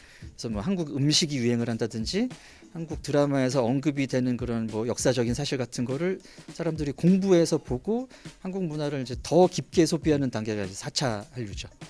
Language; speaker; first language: Korean; native; Korean